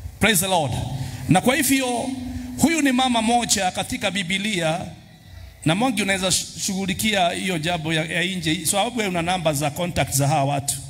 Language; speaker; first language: Swahili; non-native, local second language; Kikuyu